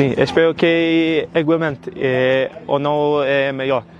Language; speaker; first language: Portuguese; non-native, local second language; Kabuverdianu